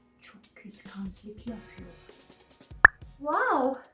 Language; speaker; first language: Turkish; non-native, learner; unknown